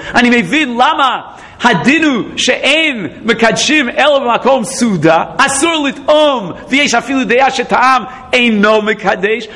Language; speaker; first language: Hebrew; non-native, fluent; English